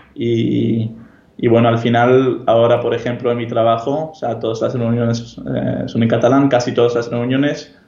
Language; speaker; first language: Spanish; non-native, fluent; Hebrew